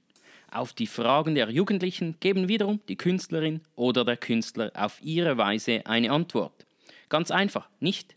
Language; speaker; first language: German; native; German